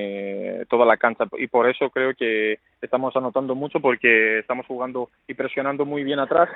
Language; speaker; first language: Spanish; non-native, fluent; Greek